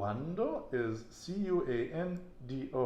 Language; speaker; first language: Spanish; non-native, learner; English